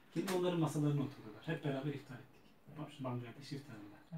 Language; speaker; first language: Turkish; native; Turkish